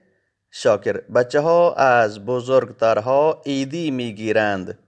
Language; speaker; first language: Persian; non-native, fluent; Urdu